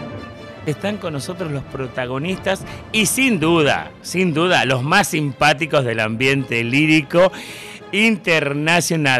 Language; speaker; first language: Spanish; native; Spanish